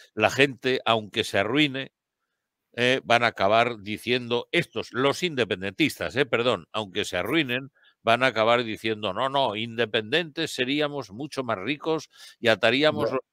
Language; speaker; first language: Spanish; native; Spanish